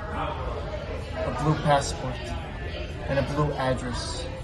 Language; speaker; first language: English; non-native, fluent; Hebrew